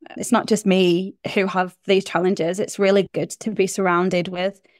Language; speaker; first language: English; native; English